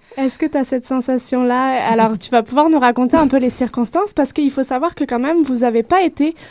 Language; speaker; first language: French; native; French